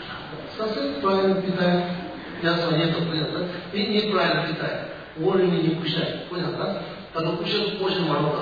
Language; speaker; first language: Russian; non-native, learner; Tibetan